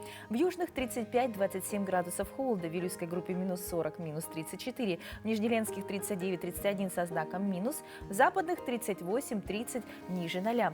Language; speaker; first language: Russian; native; Russian